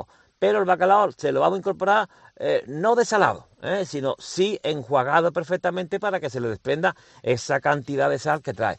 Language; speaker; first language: Spanish; native; Spanish